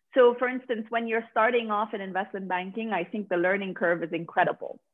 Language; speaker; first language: English; non-native, fluent; Arabic